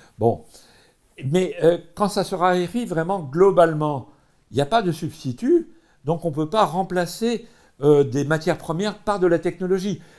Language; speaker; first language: French; native; French